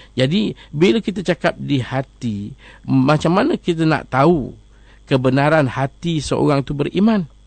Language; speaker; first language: Malay; native; Malay